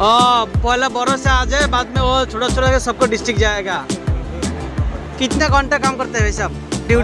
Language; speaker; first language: Hindi; non-native, fluent; Bangla